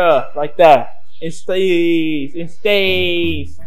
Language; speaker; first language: English; native; English